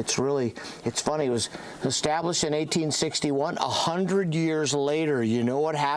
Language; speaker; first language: English; native; English